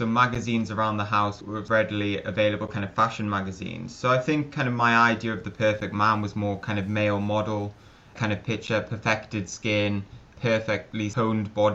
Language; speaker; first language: English; native; English